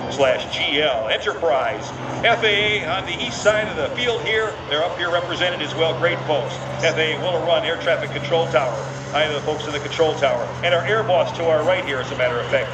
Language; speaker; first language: English; native; English